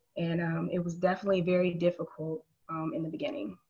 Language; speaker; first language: English; native; English